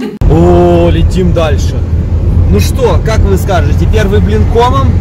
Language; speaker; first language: Russian; native; Russian